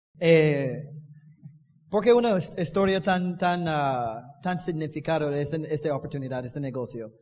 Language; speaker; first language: Spanish; non-native, learner; English